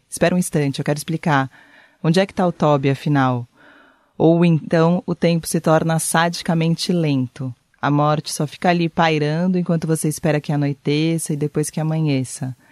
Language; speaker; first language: Portuguese; native; Portuguese